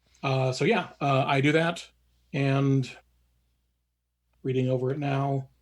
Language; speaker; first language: English; native; English